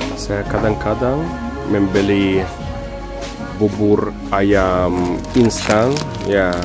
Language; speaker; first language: Indonesian; non-native, fluent; Russian